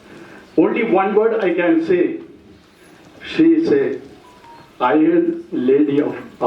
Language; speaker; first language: English; non-native, learner; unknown